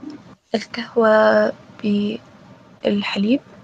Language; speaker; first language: Arabic; non-native, learner; English